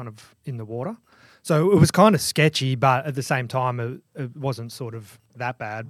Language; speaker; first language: English; native; English